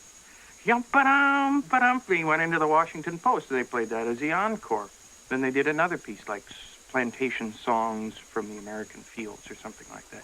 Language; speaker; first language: English; native; English